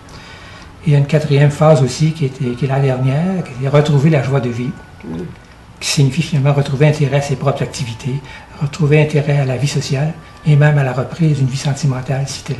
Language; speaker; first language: French; native; French